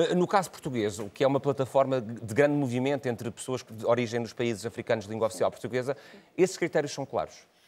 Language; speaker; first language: Portuguese; native; Portuguese